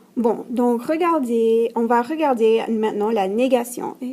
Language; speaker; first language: French; non-native, fluent; English